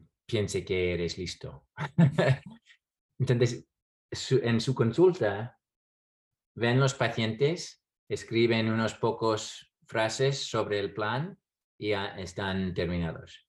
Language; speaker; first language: Spanish; non-native, fluent; English